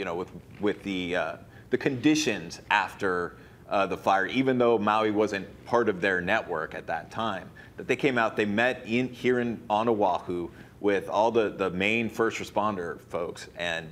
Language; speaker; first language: English; native; English